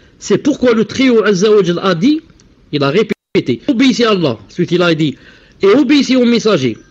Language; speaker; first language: French; non-native, local second language; Arabic